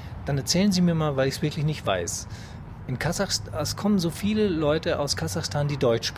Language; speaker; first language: German; native; German